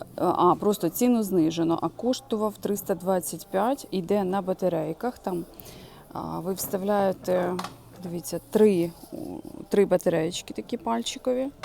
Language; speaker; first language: Ukrainian; native; Ukrainian